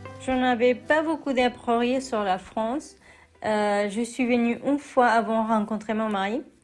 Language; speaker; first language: French; non-native, fluent; Spanish